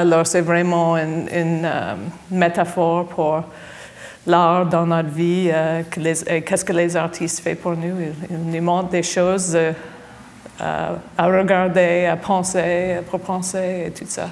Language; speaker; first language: French; non-native, fluent; English